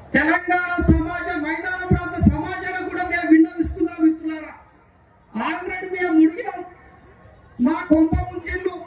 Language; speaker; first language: Telugu; non-native, local second language; Koya